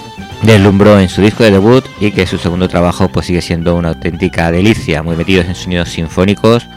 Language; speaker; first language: Spanish; native; Spanish